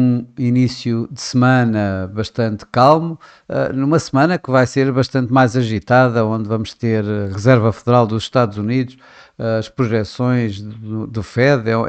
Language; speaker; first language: Portuguese; native; Portuguese